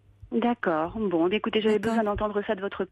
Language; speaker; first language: French; native; French